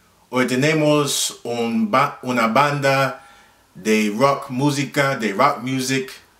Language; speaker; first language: Spanish; non-native, learner; English